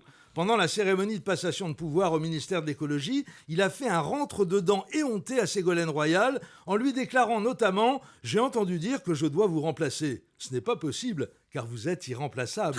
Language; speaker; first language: French; native; French